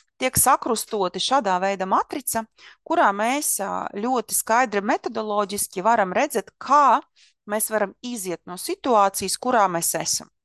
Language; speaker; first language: Latvian; non-native, local second language; Russian